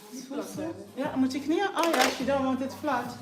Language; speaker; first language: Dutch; non-native, fluent; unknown